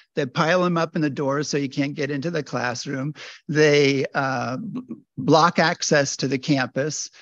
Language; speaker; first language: English; native; English